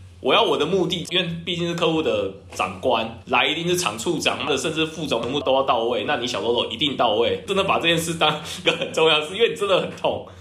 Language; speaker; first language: Chinese; native; Chinese